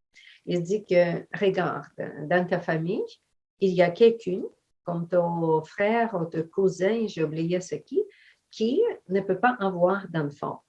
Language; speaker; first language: French; non-native, fluent; Ukrainian